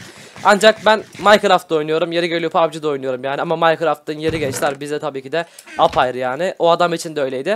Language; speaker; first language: Turkish; native; Turkish